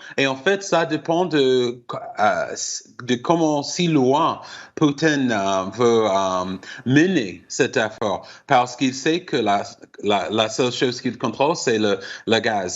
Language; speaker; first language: French; non-native, fluent; English